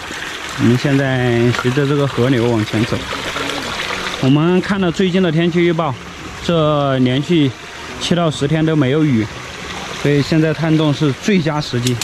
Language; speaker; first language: Chinese; native; Chinese